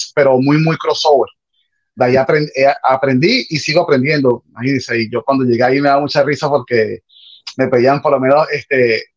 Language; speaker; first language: Spanish; native; Spanish